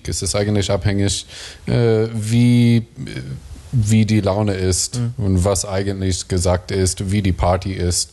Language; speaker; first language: German; non-native, fluent; English